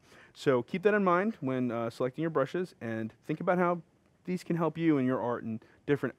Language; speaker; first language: English; native; English